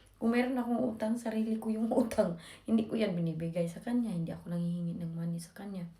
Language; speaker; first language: Filipino; non-native, local second language; Cebuano